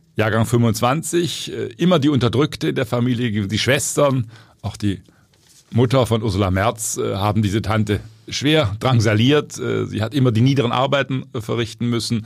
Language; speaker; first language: German; native; German